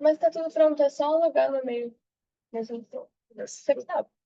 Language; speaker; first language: Portuguese; native; Portuguese